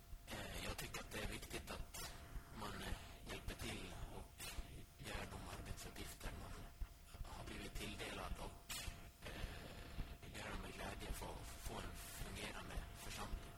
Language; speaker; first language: Swedish; early bilingual, other home language; Finnish